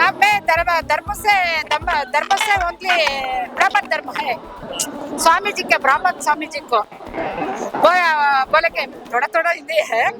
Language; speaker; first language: Hindi; non-native, local second language; Kannada